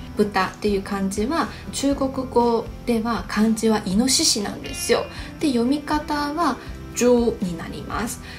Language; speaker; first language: Japanese; non-native, fluent; Chinese